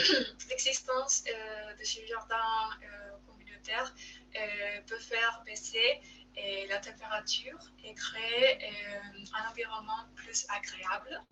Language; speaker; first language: French; non-native, learner; Spanish